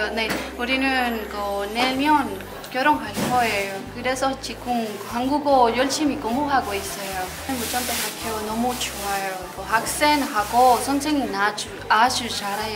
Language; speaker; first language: Korean; non-native, learner; Spanish